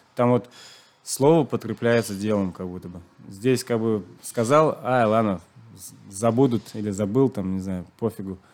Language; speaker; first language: Russian; non-native, local second language; Chuvash